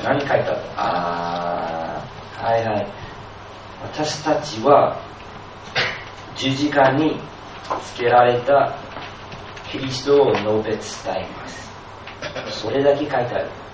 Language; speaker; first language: Japanese; non-native, fluent; English